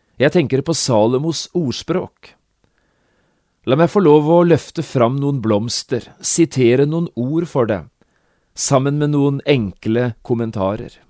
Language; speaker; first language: Norwegian; native; Norwegian